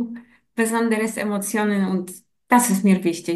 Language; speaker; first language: German; non-native, learner; Polish